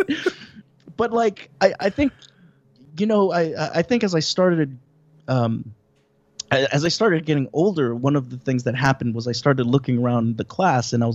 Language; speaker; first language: English; native; English